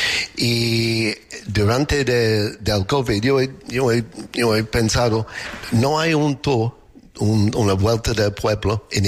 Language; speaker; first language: Spanish; non-native, learner; English